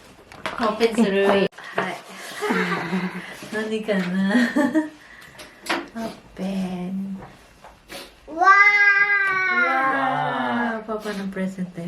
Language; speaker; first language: Japanese; non-native, fluent; Filipino